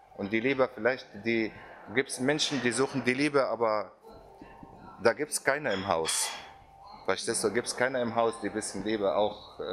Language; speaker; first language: German; non-native, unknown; Arabic